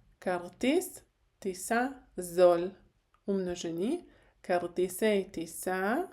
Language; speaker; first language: Hebrew; non-native, fluent; Ukrainian